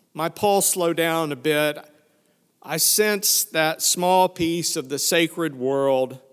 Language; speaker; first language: English; native; English